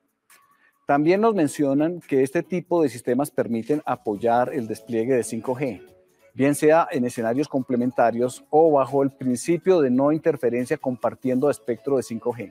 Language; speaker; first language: Spanish; native; Spanish